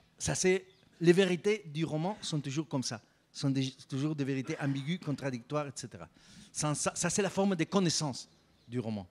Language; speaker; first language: French; non-native, fluent; Spanish